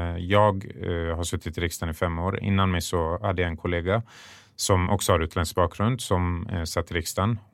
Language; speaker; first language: Swedish; early bilingual, other home language; Persian